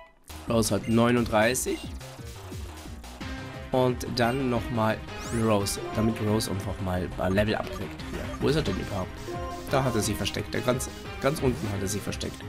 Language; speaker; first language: German; native; German